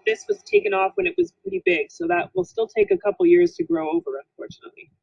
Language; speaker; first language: English; native; English